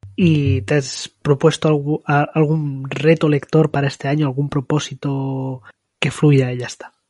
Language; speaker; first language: Spanish; non-native, local second language; Catalan